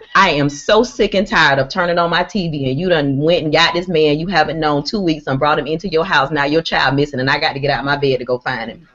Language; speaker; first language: English; native; English